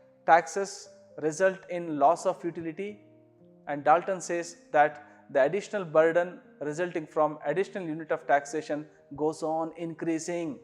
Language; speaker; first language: English; non-native, local second language; Kannada